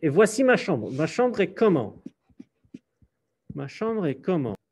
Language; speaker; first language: French; non-native, fluent; English